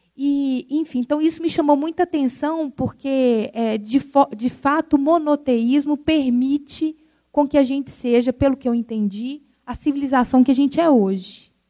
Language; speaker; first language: Portuguese; native; Portuguese